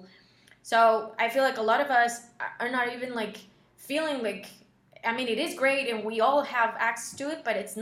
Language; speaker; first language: English; non-native, fluent; Spanish